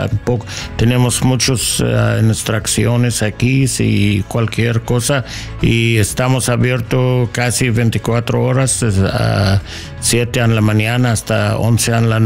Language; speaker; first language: Spanish; non-native, learner; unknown